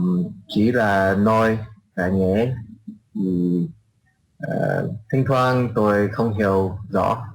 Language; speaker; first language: Vietnamese; non-native, learner; English